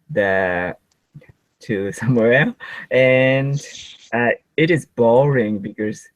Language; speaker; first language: English; non-native, learner; Japanese